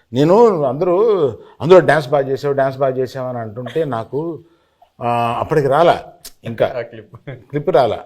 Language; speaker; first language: Telugu; native; Telugu